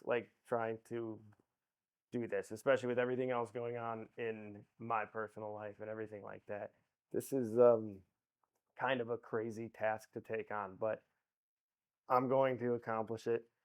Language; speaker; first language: English; native; English